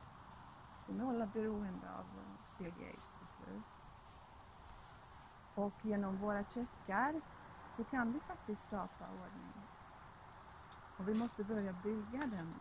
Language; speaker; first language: Swedish; non-native, fluent; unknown